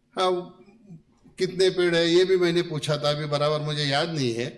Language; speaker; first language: Hindi; non-native, local second language; Marathi